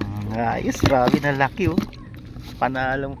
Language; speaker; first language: Filipino; native; Filipino